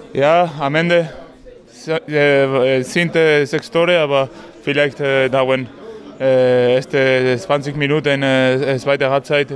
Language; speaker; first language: German; non-native, learner; Spanish